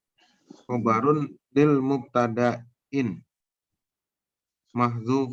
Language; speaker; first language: Arabic; non-native, learner; Indonesian